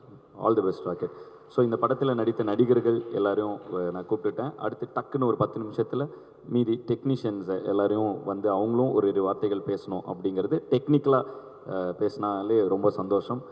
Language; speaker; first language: Tamil; native; Tamil